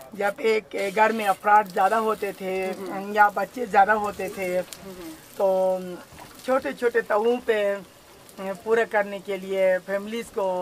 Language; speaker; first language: Urdu; non-native, local second language; Burmese